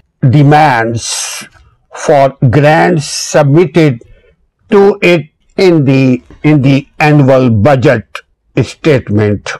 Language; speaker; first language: English; non-native, local second language; Urdu